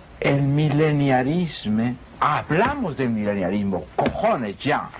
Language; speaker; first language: Spanish; native; Spanish